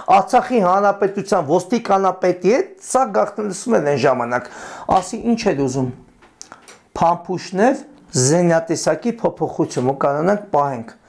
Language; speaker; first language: Armenian; native; Armenian